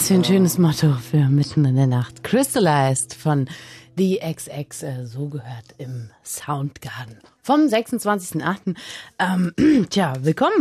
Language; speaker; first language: German; native; German